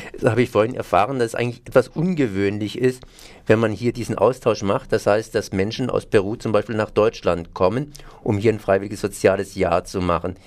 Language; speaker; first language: German; native; German